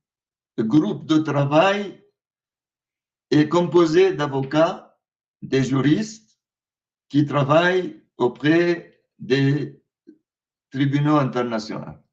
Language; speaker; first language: French; non-native, fluent; Arabic